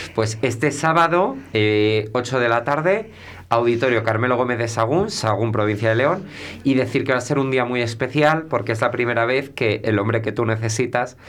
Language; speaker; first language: Spanish; native; Spanish